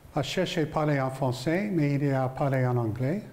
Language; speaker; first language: French; non-native, fluent; English